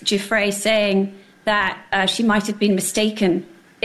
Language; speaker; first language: English; native; English